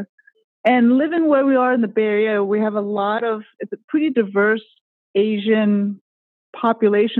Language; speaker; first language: English; native; English